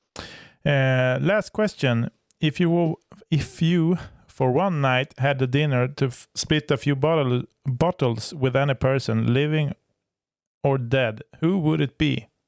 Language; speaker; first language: English; non-native, fluent; Swedish